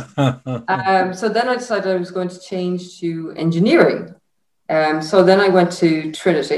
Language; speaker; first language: English; native; English